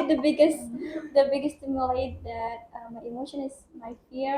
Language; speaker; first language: English; non-native, learner; Indonesian